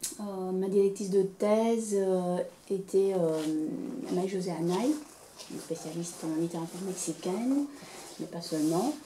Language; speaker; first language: French; non-native, fluent; Romanian